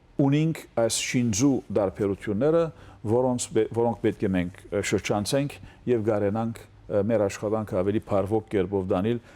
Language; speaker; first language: Armenian; early bilingual, heritage; Armenian